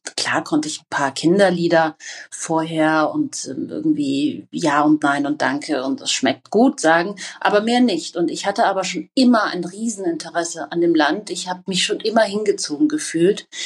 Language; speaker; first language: German; native; German